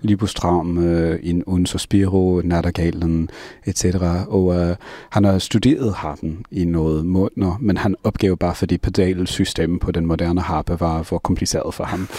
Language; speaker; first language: Danish; non-native, fluent; English